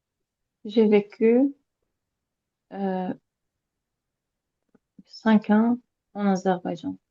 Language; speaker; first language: French; non-native, learner; Azerbaijani